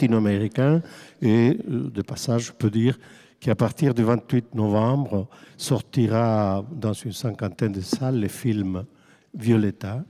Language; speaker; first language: French; non-native, fluent; Spanish